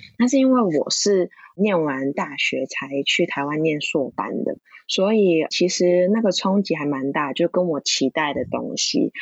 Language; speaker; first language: Chinese; non-native, local second language; Cantonese